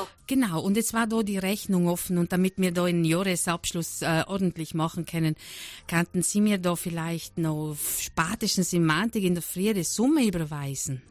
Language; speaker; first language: German; native; German